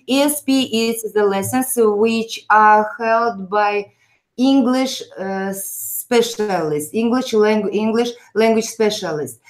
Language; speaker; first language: English; non-native, fluent; Uzbek